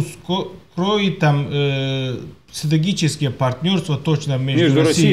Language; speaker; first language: Russian; non-native, fluent; Turkish